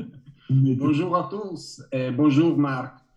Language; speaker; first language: French; non-native, learner; Italian